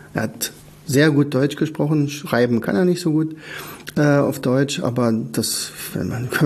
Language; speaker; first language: German; native; German